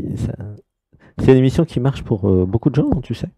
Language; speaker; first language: French; native; French